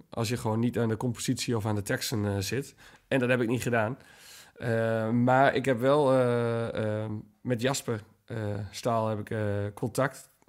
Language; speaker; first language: Dutch; native; Dutch